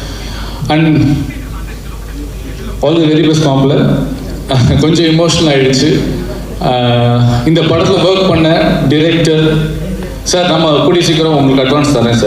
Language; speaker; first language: Tamil; native; Tamil